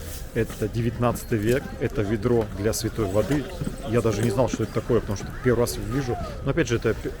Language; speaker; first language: Russian; native; Russian